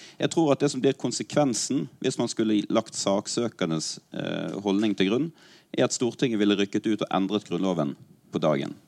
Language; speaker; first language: Norwegian; native; Norwegian